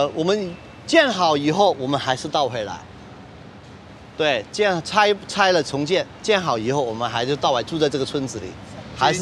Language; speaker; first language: Chinese; native; Chinese